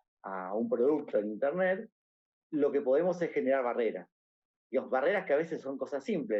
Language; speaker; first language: Spanish; native; Spanish